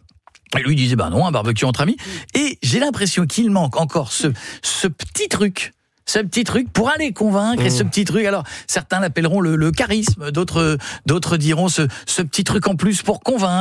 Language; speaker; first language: French; native; French